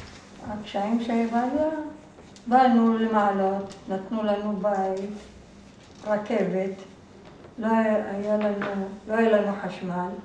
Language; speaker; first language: Hebrew; non-native, fluent; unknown